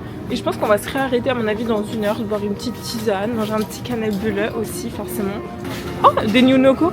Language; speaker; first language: French; native; French